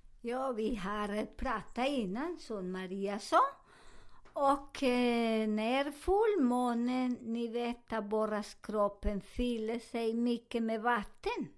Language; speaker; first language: Swedish; non-native, learner; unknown